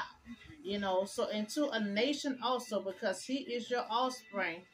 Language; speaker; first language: English; native; English